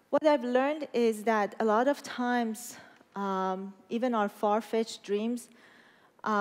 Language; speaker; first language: English; non-native, fluent; Persian